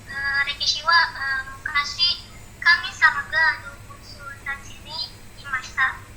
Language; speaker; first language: Japanese; non-native, learner; Indonesian